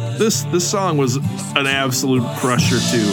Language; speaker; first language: English; native; English